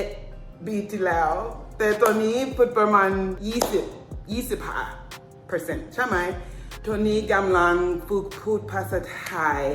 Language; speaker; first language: Thai; non-native, learner; English